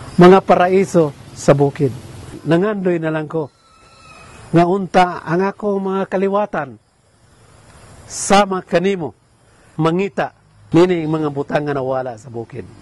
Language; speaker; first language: Cebuano; non-native, local second language; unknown